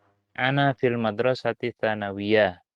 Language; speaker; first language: Arabic; non-native, fluent; Indonesian